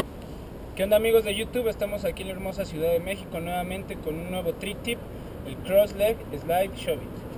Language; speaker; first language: Spanish; native; Spanish